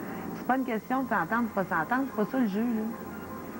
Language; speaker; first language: French; native; French